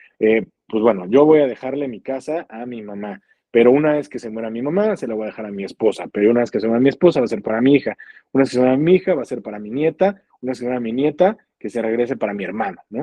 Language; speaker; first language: Spanish; native; Spanish